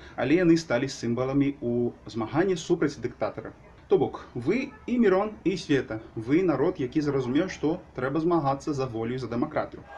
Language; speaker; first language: Belarusian; non-native, learner; Portuguese